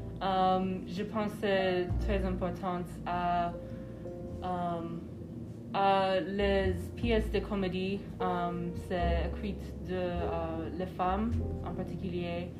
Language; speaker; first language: French; non-native, learner; English